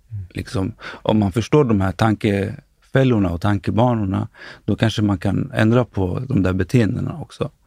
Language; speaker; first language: Swedish; early bilingual, other home language; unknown